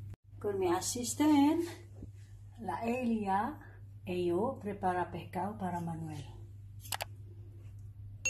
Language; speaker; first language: Spanish; non-native, learner; Indonesian